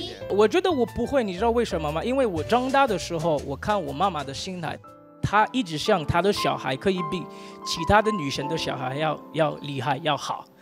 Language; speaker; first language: Chinese; non-native, fluent; Haitian Creole